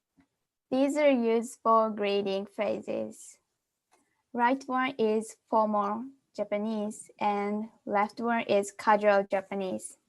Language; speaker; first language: English; non-native, fluent; Japanese